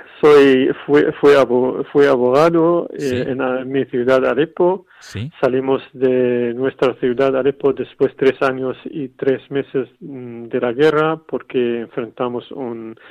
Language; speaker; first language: Spanish; non-native, fluent; Arabic